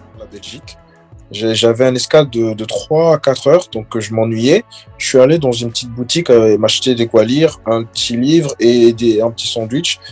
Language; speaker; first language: French; non-native, local second language; Lingala